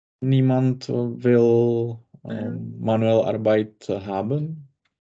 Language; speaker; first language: German; non-native, learner; Czech